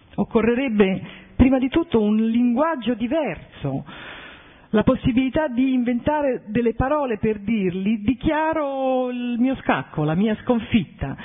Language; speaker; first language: Italian; native; Italian